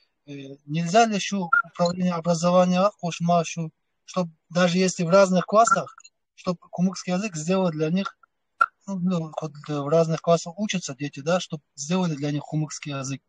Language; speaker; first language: Russian; non-native, local second language; Kumyk